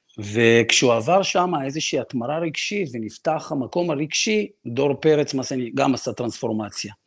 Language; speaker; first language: Hebrew; early bilingual, other home language; Russian